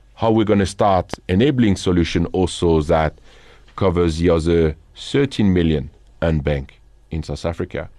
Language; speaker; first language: English; non-native, fluent; French